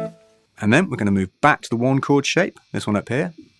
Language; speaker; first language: English; native; English